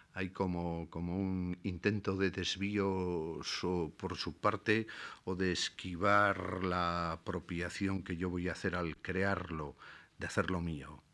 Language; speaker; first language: Spanish; native; Spanish